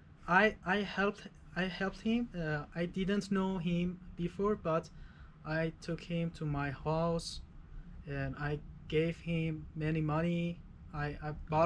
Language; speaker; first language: English; non-native, fluent; Persian